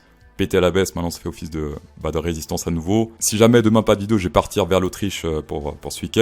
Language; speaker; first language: French; native; French